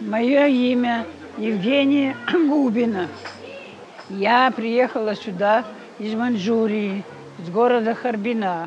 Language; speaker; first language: Russian; early bilingual, heritage; Russian